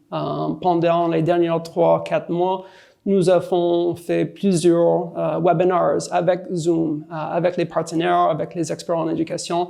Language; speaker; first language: French; non-native, fluent; English